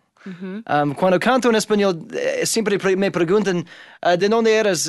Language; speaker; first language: Spanish; non-native, fluent; English